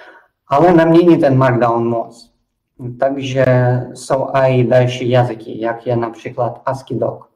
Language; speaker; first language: Czech; non-native, fluent; Russian